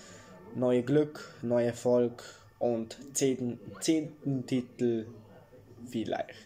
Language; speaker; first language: German; early bilingual, other home language; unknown